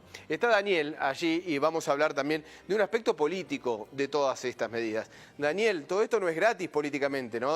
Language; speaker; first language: Spanish; native; Spanish